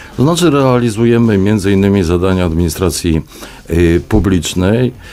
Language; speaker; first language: Polish; native; Polish